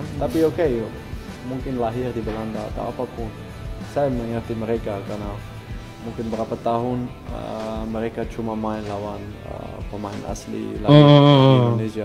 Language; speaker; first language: Indonesian; early bilingual, heritage; Dutch